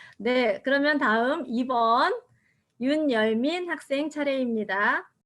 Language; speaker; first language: Korean; native; Korean